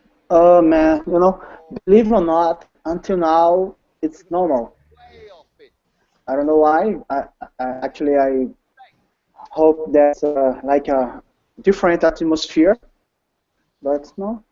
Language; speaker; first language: English; non-native, learner; Portuguese